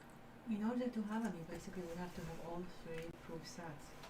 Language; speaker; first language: English; native; English